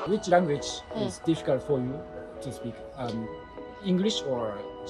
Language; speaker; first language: English; non-native, fluent; Japanese